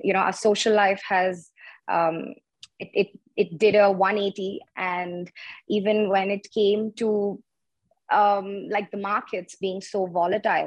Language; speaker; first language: English; non-native, local second language; Tamil